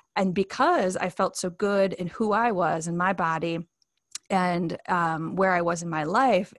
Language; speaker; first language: English; native; English